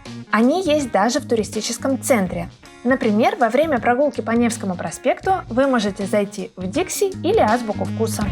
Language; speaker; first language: Russian; native; Russian